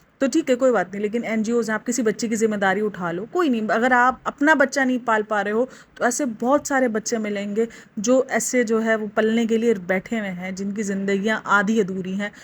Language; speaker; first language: Urdu; native; Urdu